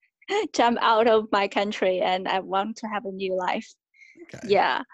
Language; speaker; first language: English; non-native, fluent; Chinese